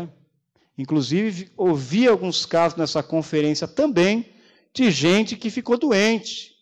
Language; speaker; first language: Portuguese; native; Portuguese